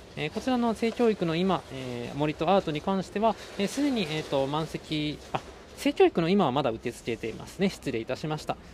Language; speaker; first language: Japanese; native; Japanese